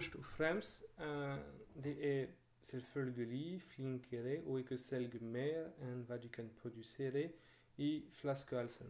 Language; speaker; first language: Norwegian; non-native, fluent; French